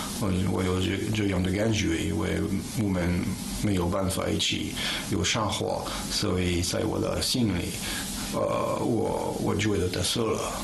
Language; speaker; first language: Chinese; non-native, learner; French